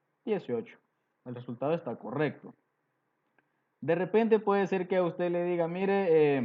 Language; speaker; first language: Spanish; native; Spanish